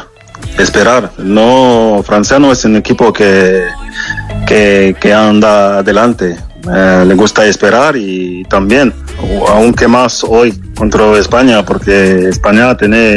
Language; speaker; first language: Spanish; non-native, fluent; French